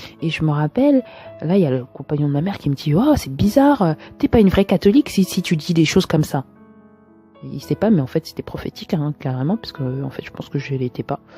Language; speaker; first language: French; native; French